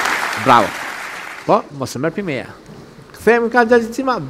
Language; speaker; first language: Albanian; native; Albanian